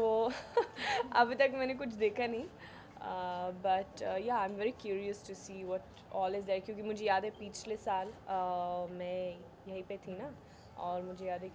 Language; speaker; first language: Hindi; non-native, learner; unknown